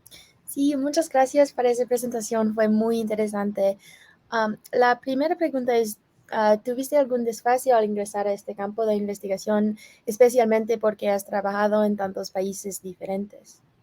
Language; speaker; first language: Spanish; non-native, fluent; English